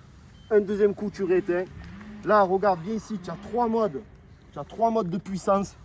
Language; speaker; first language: French; native; French